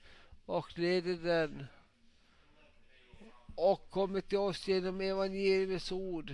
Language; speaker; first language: Swedish; non-native, local second language; Finnish